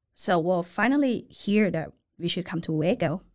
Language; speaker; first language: English; non-native, learner; Thai